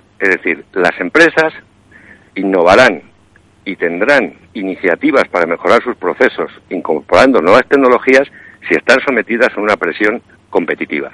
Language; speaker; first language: Spanish; native; Spanish